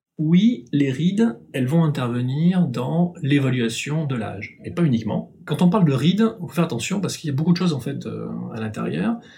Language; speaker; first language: French; native; French